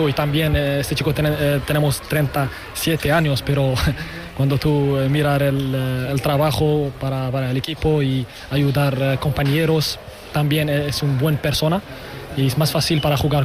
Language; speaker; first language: Spanish; non-native, learner; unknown